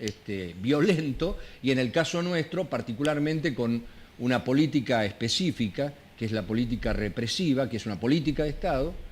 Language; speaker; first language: Spanish; native; Spanish